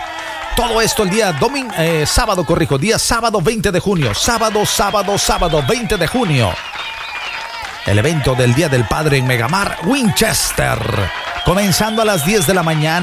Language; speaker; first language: Spanish; native; Spanish